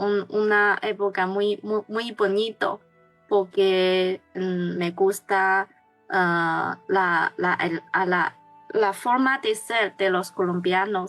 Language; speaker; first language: Spanish; non-native, learner; Chinese